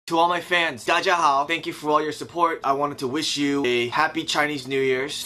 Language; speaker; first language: English; early bilingual, other home language; Chinese